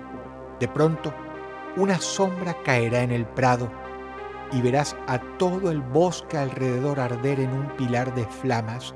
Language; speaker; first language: Spanish; native; Spanish